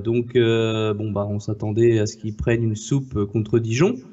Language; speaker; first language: French; native; French